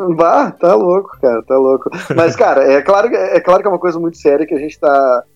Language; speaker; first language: Portuguese; native; Portuguese